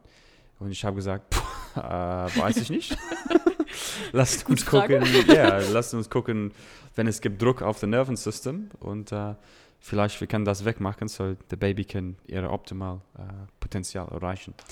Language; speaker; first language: German; non-native, learner; English